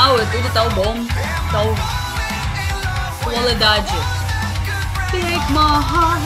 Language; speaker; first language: Portuguese; non-native, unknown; Russian